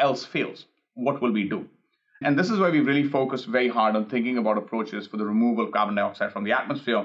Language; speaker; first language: English; non-native, local second language; Hindi